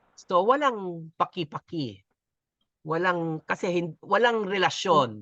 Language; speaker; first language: Filipino; native; Filipino